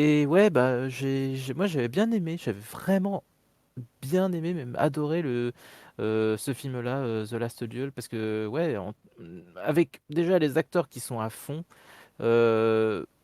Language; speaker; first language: French; native; French